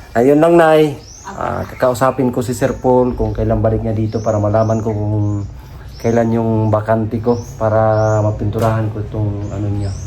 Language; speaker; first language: Filipino; non-native, local second language; Cebuano